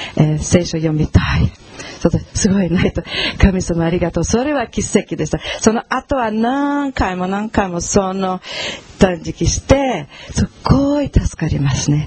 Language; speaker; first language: Japanese; non-native, fluent; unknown